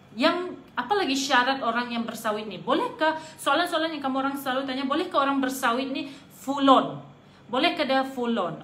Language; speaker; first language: Malay; non-native, local second language; Iban